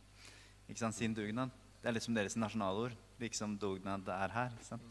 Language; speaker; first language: Norwegian; native; Norwegian